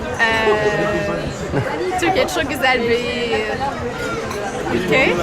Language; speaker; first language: Turkish; non-native, learner; Arabic